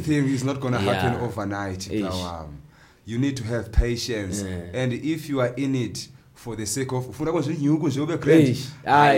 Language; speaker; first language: English; non-native, local second language; Xhosa